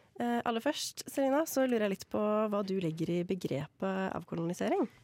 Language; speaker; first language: Norwegian; native; Norwegian